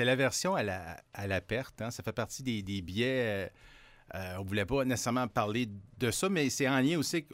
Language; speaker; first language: French; native; French